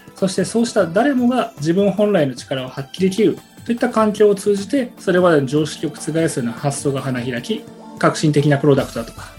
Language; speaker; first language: Japanese; native; Japanese